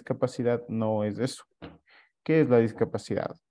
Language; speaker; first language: Spanish; native; Spanish